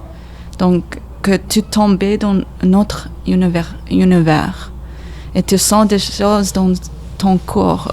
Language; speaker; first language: French; non-native, learner; English